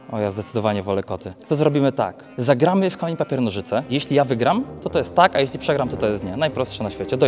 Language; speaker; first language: Polish; native; Polish